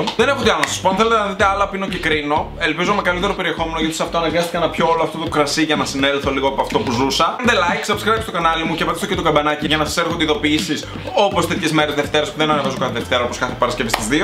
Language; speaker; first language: Greek; native; Greek